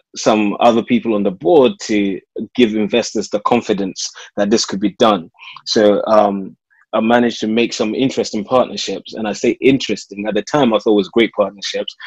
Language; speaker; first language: English; native; English